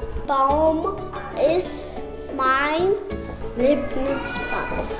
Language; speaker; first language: German; early bilingual, other home language; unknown